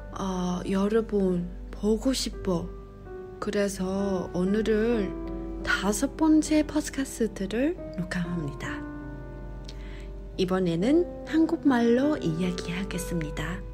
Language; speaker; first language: Korean; non-native, fluent; Vietnamese